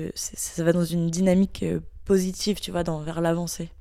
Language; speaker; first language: French; native; French